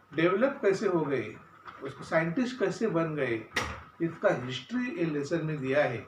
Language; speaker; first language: Hindi; non-native, local second language; Marathi